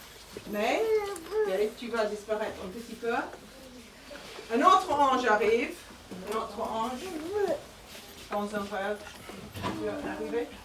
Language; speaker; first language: French; non-native, fluent; English